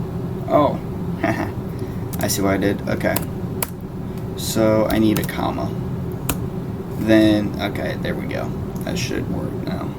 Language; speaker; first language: English; native; English